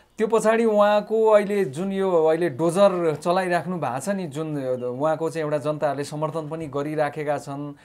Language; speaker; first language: Nepali; native; Nepali